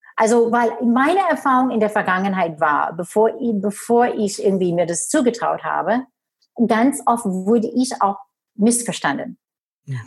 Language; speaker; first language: German; non-native, fluent; English